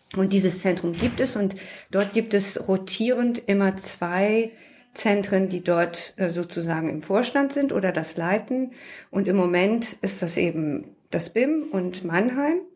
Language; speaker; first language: German; early bilingual, other home language; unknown